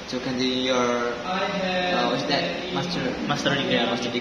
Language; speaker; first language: English; non-native, learner; Indonesian